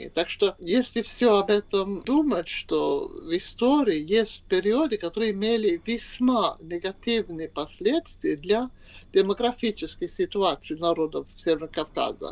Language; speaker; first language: Russian; non-native, fluent; Swedish